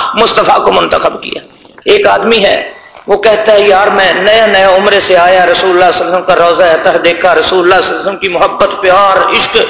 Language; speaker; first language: Urdu; non-native, local second language; Punjabi